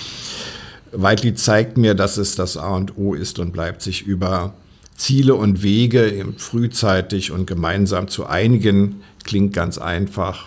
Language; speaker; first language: German; native; German